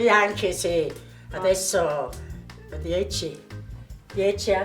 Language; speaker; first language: Italian; non-native, local second language; German